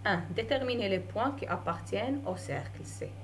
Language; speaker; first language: French; non-native, local second language; Arabic